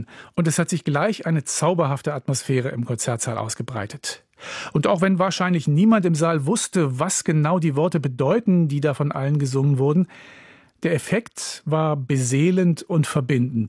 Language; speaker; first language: German; native; German